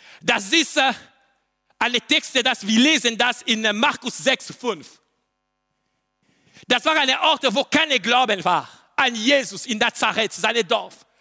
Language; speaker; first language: German; non-native, learner; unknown